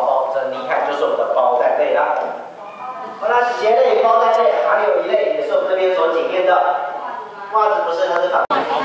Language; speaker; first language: Chinese; native; Chinese